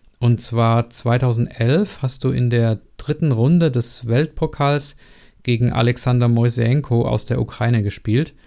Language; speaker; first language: German; native; German